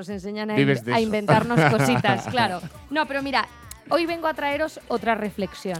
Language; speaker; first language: Spanish; native; Spanish